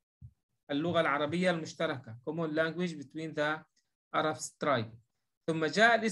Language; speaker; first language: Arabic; non-native, fluent; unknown